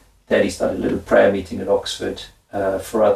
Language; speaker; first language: English; native; English